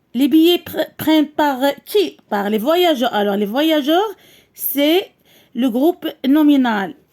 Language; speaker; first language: French; non-native, local second language; Arabic